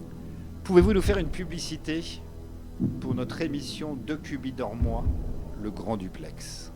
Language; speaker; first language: French; native; French